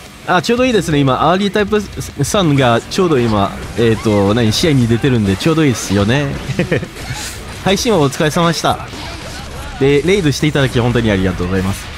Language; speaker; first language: Japanese; non-native, fluent; French